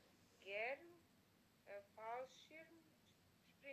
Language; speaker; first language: German; non-native, learner; Macedonian